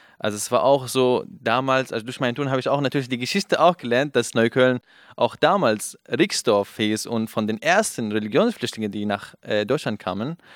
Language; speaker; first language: German; non-native, fluent; Kurdish